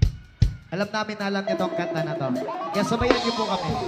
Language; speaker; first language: Filipino; non-native, local second language; Cebuano